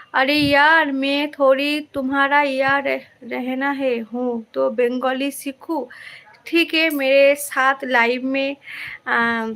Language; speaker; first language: Hindi; non-native, local second language; Bangla